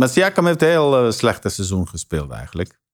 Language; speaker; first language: Dutch; non-native, fluent; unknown